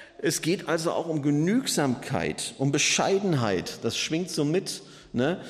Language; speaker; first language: German; native; German